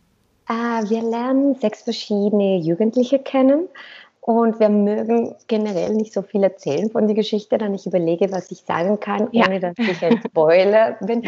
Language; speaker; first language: German; non-native, fluent; Spanish